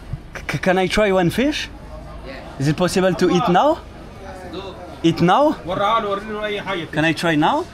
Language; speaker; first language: English; non-native, learner; French